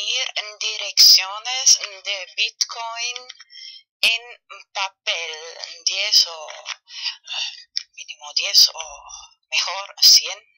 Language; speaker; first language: Spanish; non-native, learner; German